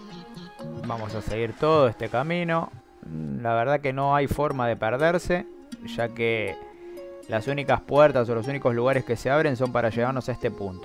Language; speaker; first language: Spanish; native; Spanish